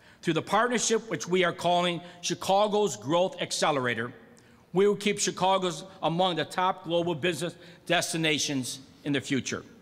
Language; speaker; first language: English; native; English